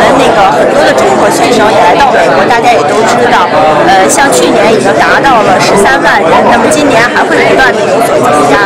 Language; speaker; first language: Chinese; native; Chinese